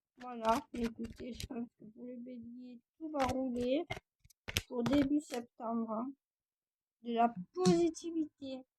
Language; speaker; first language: French; native; French